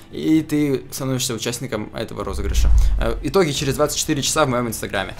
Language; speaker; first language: Russian; native; Russian